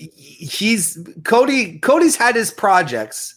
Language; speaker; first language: English; native; English